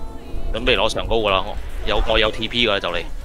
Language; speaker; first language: Chinese; native; Chinese